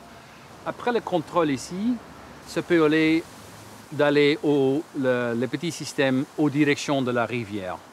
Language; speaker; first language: French; non-native, learner; Dutch